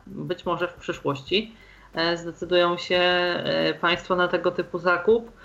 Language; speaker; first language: Polish; native; Polish